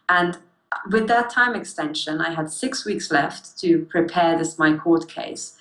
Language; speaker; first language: English; early bilingual, other home language; German